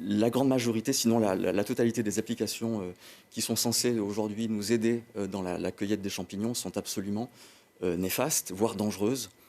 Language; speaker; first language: French; native; French